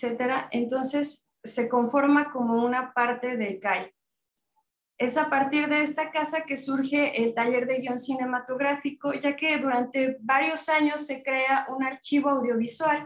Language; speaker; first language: Spanish; native; Spanish